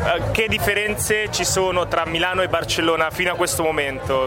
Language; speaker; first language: Italian; native; Italian